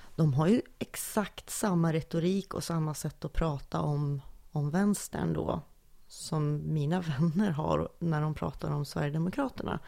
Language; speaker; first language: Swedish; native; Swedish